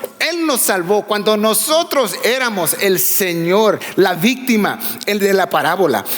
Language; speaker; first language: Spanish; early bilingual, heritage; Spanish